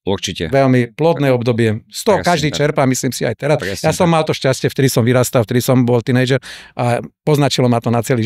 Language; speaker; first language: Slovak; native; Slovak